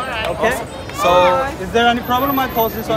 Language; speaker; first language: English; non-native, local second language; Hindi